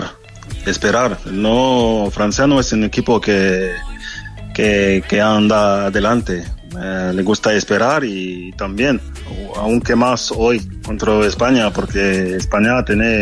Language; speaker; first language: Spanish; non-native, learner; French